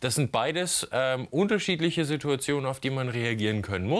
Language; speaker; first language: German; native; German